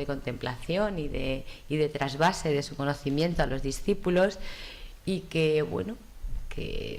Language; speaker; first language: Spanish; native; Spanish